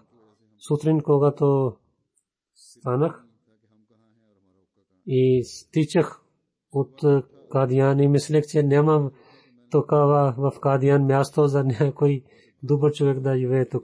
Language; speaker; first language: Bulgarian; non-native, fluent; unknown